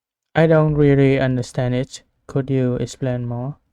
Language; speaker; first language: English; non-native, learner; Vietnamese